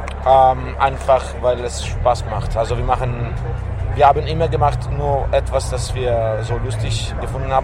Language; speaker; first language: German; non-native, fluent; Italian